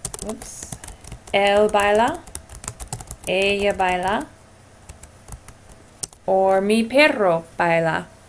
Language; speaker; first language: Spanish; non-native, fluent; English